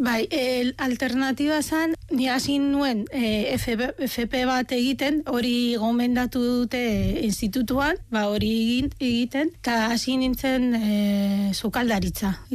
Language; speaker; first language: Basque; non-native, fluent; Arabic